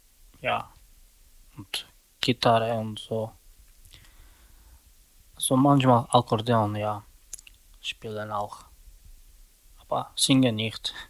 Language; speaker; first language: German; non-native, learner; Romany